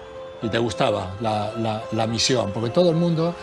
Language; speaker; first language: Spanish; native; Spanish